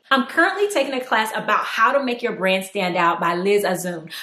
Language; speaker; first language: English; native; English